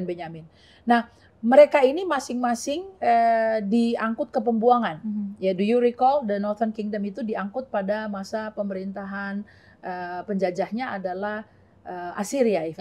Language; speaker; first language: Indonesian; native; Indonesian